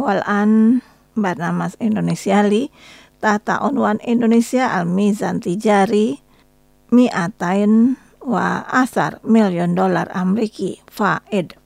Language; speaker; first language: Arabic; non-native, fluent; Indonesian